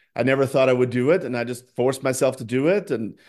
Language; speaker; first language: English; non-native, fluent; Norwegian